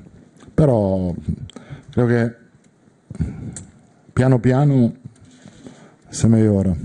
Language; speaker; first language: Spanish; non-native, fluent; Italian